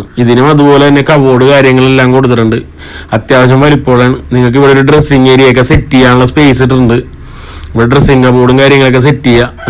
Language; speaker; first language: Malayalam; native; Malayalam